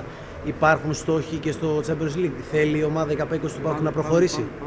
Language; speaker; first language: Greek; native; Greek